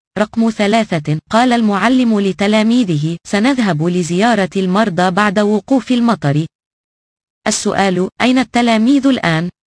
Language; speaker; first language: Arabic; non-native, fluent; Indonesian